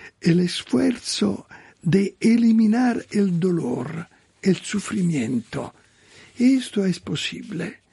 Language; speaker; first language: Spanish; non-native, learner; Italian